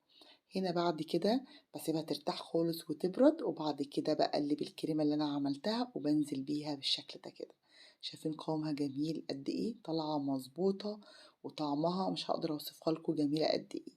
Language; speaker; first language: Arabic; native; Arabic